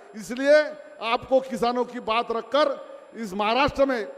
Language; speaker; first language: Hindi; non-native, local second language; Marathi